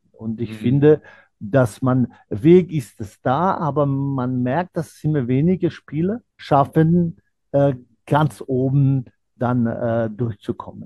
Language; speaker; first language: German; non-native, fluent; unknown